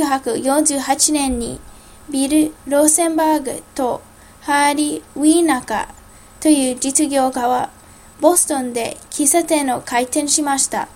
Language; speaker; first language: Japanese; non-native, learner; English